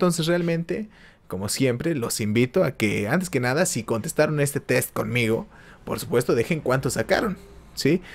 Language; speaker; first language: Spanish; native; Spanish